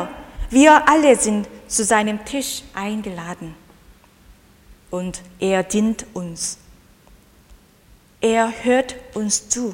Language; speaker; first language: German; non-native, fluent; Korean